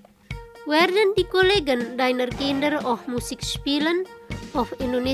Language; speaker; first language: German; non-native, learner; Indonesian